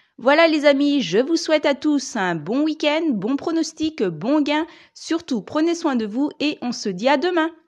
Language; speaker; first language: French; native; French